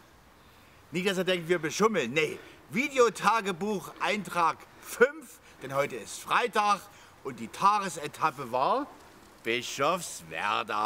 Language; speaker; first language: German; native; German